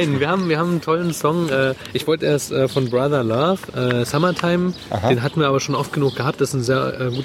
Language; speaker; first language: German; native; German